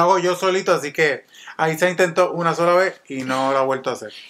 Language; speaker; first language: Spanish; native; Spanish